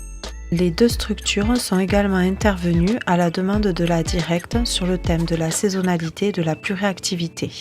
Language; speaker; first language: French; native; French